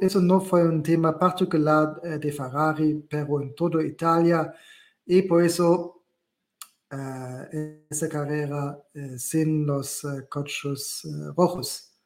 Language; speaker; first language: Spanish; non-native, learner; German